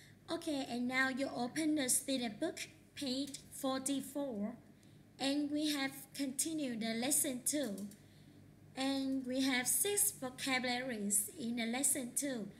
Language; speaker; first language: English; non-native, learner; Vietnamese